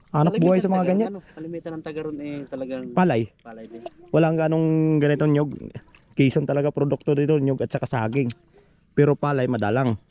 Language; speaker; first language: Filipino; native; Filipino